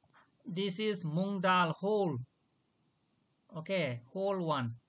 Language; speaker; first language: English; non-native, local second language; Manipuri